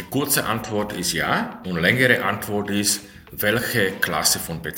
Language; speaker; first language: German; non-native, fluent; Slovak